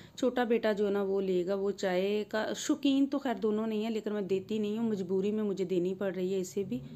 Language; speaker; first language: Urdu; non-native, local second language; Punjabi